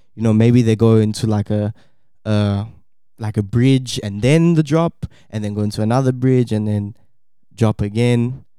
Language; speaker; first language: English; native; English